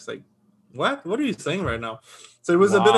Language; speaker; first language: English; non-native, fluent; French